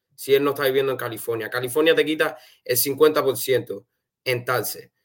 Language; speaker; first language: Spanish; early bilingual, heritage; Spanish